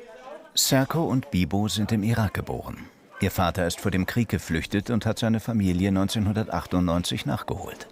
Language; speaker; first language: German; native; German